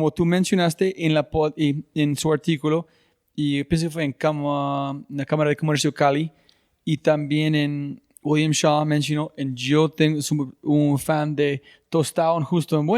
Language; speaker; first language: Spanish; non-native, fluent; English